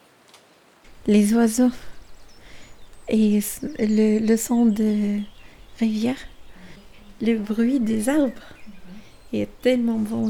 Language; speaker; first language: French; non-native, learner; Arabic